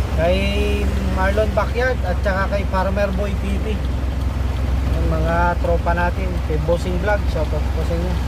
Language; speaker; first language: Filipino; native; Filipino